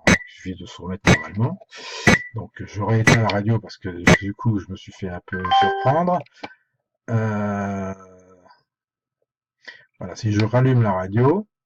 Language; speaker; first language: French; native; French